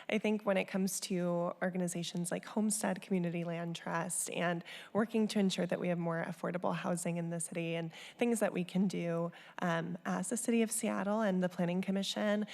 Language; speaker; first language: English; native; English